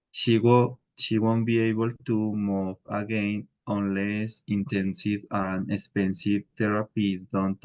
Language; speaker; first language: English; non-native, learner; Spanish